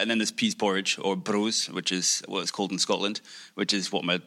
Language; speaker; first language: English; native; English